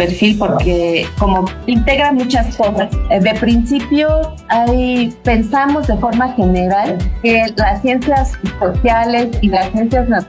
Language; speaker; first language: Spanish; native; Spanish